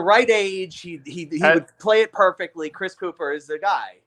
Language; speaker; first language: English; native; English